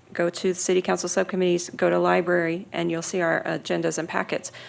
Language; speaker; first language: English; native; English